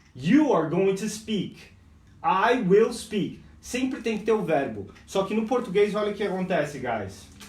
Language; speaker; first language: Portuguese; non-native, fluent; English